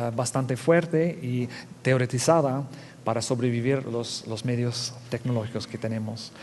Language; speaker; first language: Spanish; non-native, fluent; English